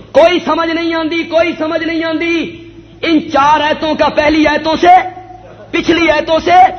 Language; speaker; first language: Urdu; non-native, local second language; Punjabi